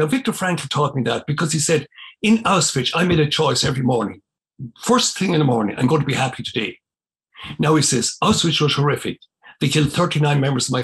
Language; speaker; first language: English; native; English